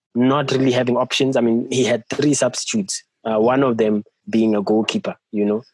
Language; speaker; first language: English; non-native, local second language; Southern Sotho